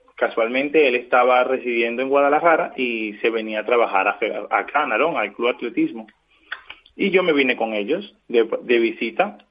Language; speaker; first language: Spanish; native; Spanish